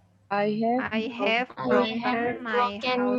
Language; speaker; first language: English; non-native, learner; Indonesian